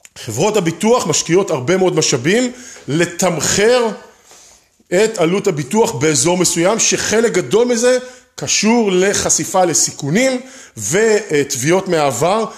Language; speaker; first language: Hebrew; native; Hebrew